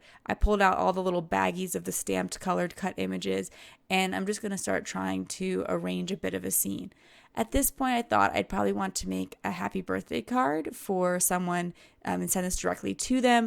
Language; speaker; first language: English; native; English